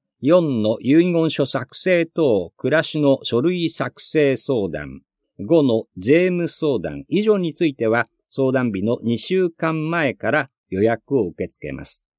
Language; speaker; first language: Japanese; native; Japanese